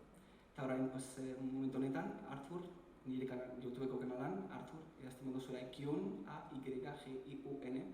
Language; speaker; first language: Basque; early bilingual, other home language; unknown